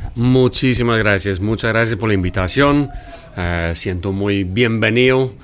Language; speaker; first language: Spanish; non-native, fluent; English